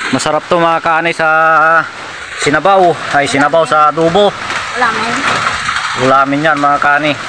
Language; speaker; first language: Filipino; non-native, local second language; Cebuano